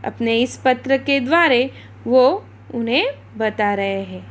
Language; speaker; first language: Hindi; non-native, local second language; Marathi